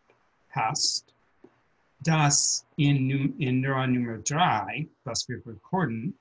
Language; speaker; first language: German; non-native, learner; English